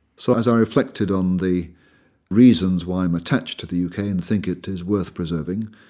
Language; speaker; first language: English; native; English